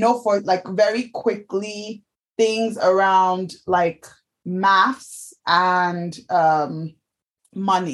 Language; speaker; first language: English; non-native, local second language; Yoruba